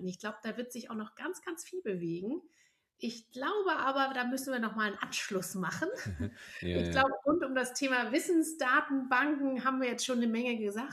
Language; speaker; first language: German; native; German